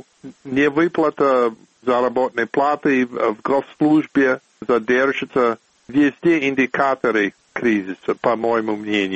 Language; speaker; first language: Russian; non-native, fluent; English